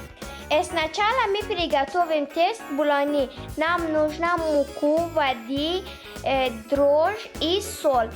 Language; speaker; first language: Russian; non-native, learner; Persian